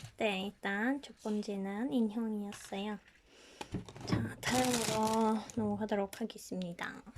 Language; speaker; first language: Korean; non-native, fluent; Turkish